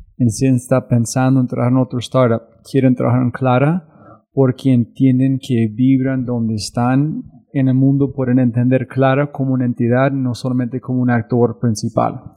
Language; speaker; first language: Spanish; non-native, learner; English